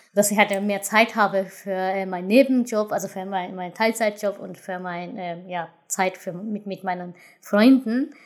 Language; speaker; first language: German; non-native, fluent; Japanese